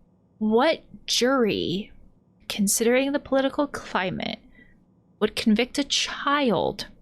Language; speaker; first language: English; native; English